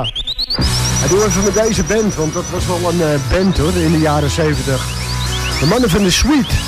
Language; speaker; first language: Dutch; native; Dutch